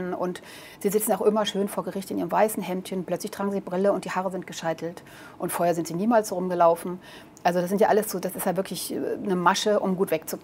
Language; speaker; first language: German; native; German